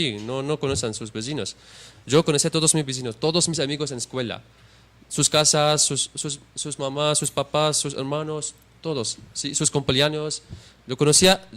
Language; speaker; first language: Spanish; non-native, learner; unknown